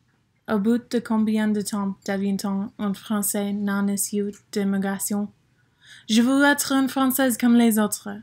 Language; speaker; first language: French; non-native, learner; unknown